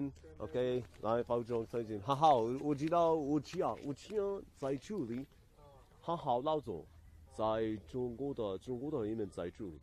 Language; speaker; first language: Chinese; non-native, learner; Arabic